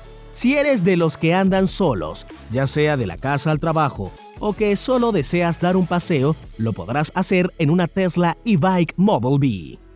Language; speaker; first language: Spanish; native; Spanish